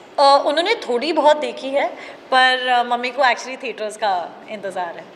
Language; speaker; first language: Hindi; native; Hindi